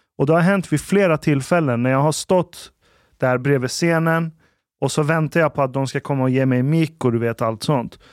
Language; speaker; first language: Swedish; early bilingual, other home language; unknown